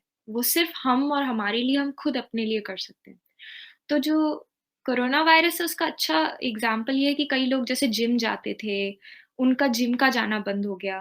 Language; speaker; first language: Hindi; native; Hindi